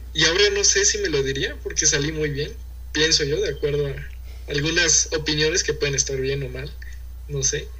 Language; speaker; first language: Spanish; early bilingual, heritage; Spanish